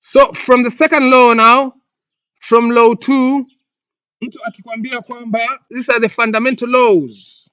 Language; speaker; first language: English; non-native, local second language; Swahili